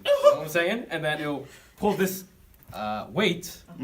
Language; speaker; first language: English; native; English